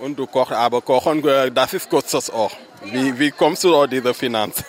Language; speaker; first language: German; non-native, learner; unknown